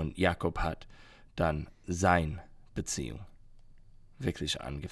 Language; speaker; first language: German; non-native, learner; English